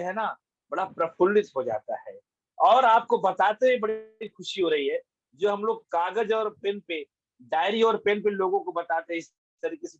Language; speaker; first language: Hindi; native; Hindi